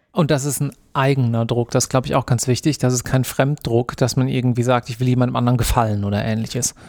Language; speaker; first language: German; native; German